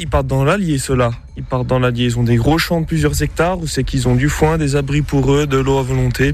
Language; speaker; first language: French; native; French